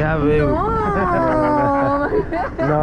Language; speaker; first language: English; non-native, fluent; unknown